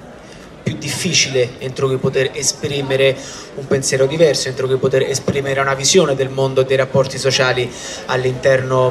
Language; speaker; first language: Italian; native; Italian